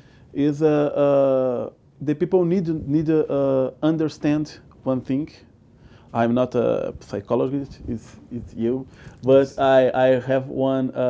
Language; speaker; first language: English; non-native, learner; Portuguese